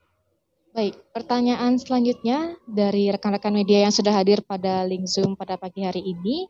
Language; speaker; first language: Indonesian; native; Indonesian